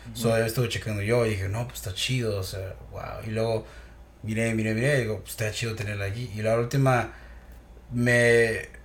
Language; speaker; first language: Spanish; early bilingual, heritage; Spanish